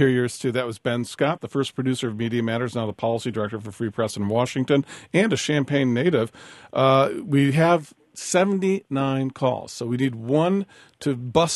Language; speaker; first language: English; native; English